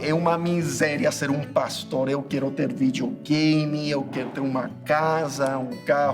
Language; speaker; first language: Portuguese; non-native, fluent; English